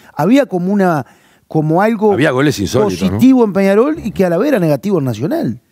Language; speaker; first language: Spanish; native; Spanish